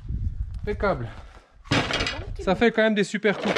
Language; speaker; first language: French; native; French